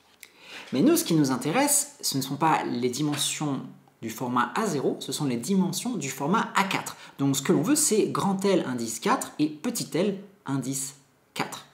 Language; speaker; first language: French; native; French